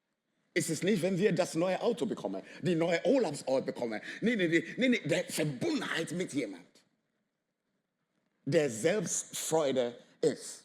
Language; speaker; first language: German; non-native, fluent; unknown